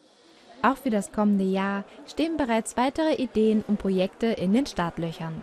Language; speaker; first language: German; native; German